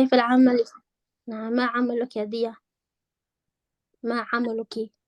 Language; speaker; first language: Arabic; non-native, learner; Somali